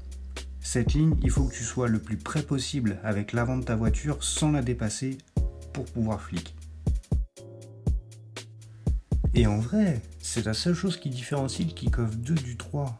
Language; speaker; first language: French; native; French